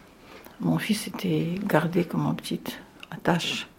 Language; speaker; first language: French; non-native, fluent; Russian